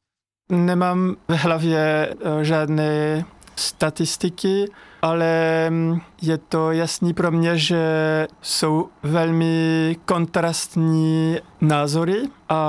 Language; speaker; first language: Czech; non-native, learner; French